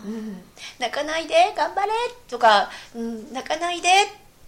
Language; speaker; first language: Japanese; native; Japanese